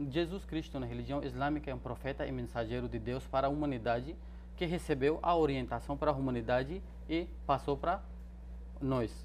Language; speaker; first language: Portuguese; non-native, fluent; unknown